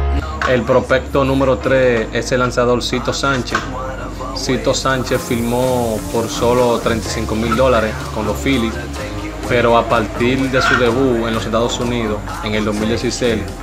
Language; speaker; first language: Spanish; native; Spanish